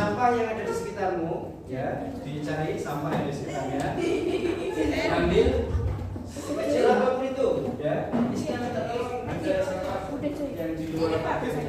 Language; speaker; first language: Indonesian; native; Indonesian